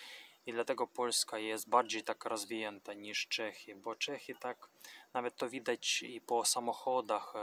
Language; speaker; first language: Polish; non-native, fluent; Russian